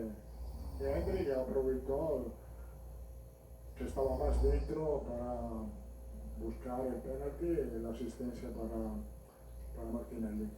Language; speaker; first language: Portuguese; non-native, learner; Italian